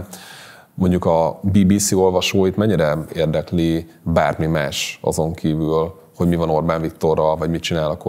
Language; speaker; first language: Hungarian; native; Hungarian